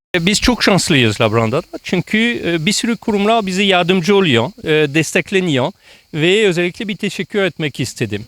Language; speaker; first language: Turkish; non-native, fluent; French